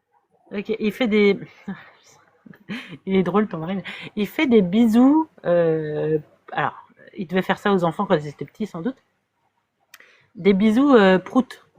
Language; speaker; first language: French; native; French